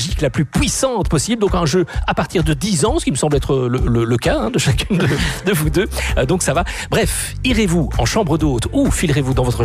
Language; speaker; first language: French; native; French